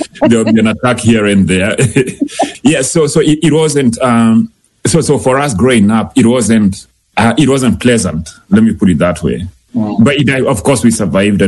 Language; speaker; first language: English; non-native, local second language; Kikuyu